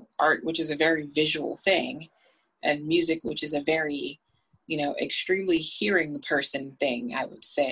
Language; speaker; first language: English; native; English